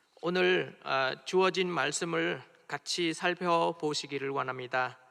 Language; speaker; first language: Korean; non-native, fluent; Vietnamese